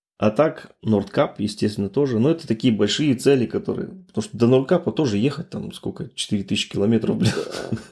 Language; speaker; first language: Russian; native; Russian